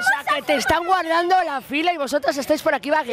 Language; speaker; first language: Spanish; native; Spanish